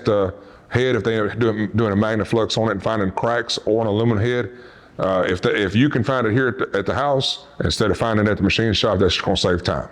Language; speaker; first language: English; native; English